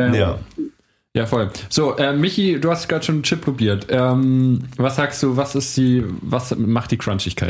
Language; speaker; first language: German; native; German